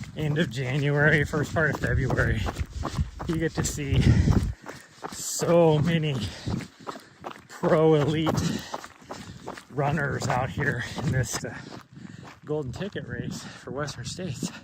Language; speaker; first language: English; native; English